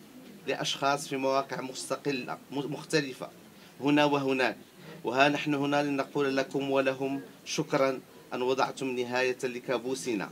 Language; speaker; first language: Arabic; native; Arabic